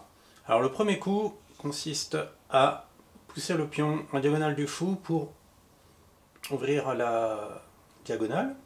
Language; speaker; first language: French; native; French